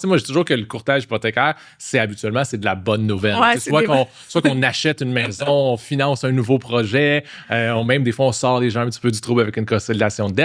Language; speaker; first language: French; native; French